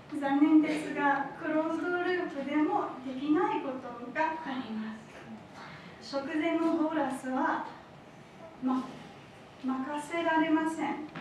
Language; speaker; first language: Japanese; non-native, fluent; English